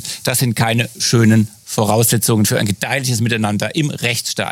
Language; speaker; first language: German; native; German